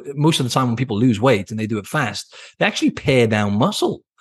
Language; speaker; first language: English; native; English